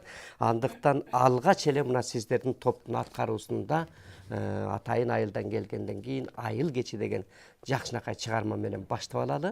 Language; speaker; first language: Kyrgyz; native; Kyrgyz